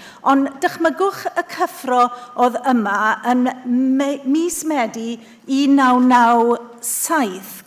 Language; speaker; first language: Welsh; native; Welsh